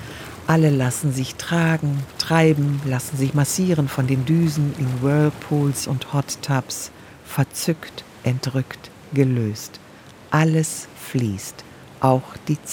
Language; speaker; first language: German; native; German